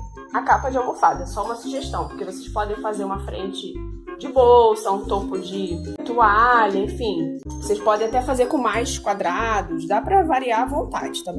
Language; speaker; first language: Portuguese; native; Portuguese